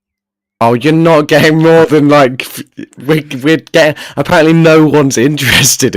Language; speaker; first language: English; native; English